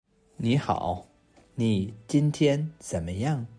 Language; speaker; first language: Chinese; non-native, fluent; English